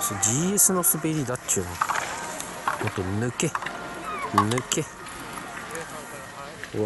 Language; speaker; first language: Japanese; native; Japanese